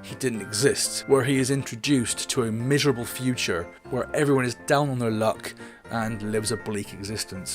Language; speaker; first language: English; native; English